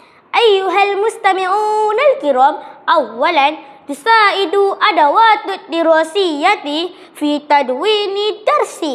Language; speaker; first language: Arabic; non-native, learner; Malay